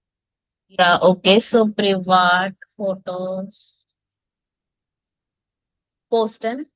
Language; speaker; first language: English; non-native, local second language; Hindi